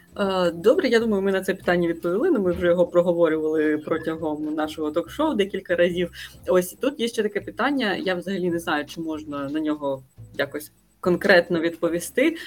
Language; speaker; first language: Ukrainian; native; Ukrainian